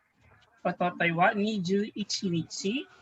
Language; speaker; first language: Japanese; non-native, fluent; Filipino